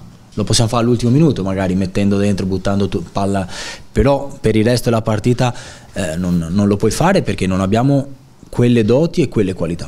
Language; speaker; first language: Italian; native; Italian